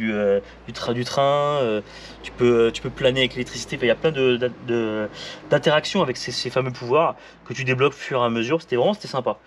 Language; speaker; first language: French; native; French